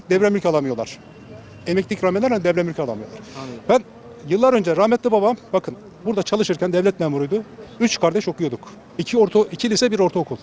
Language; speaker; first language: Turkish; native; Turkish